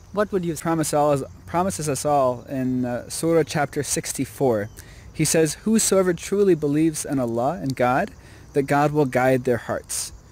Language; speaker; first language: English; native; English